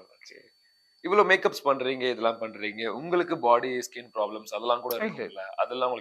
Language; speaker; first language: Tamil; native; Tamil